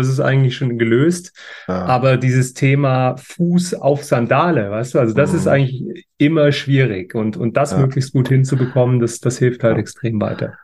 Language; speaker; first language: German; native; German